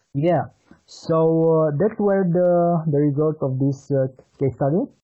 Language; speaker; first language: English; non-native, fluent; Romanian